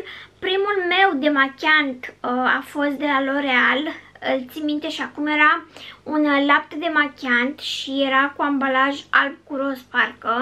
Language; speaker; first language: Romanian; native; Romanian